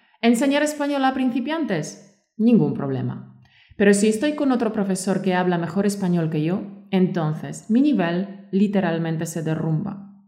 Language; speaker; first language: Spanish; native; Spanish